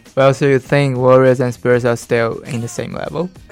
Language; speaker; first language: English; non-native, fluent; Chinese